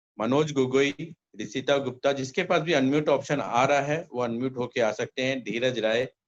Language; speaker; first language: Hindi; native; Hindi